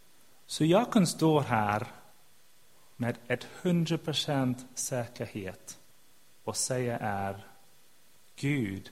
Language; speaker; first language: Swedish; non-native, fluent; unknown